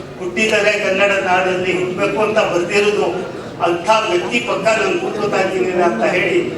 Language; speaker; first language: Kannada; non-native, local second language; Urdu